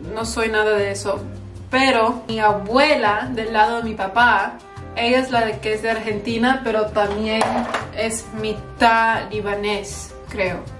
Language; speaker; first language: Spanish; early bilingual, heritage; Spanish